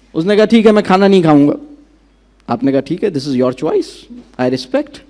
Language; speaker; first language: Urdu; native; Urdu